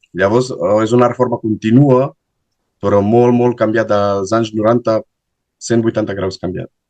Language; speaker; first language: Catalan; non-native, fluent; Romanian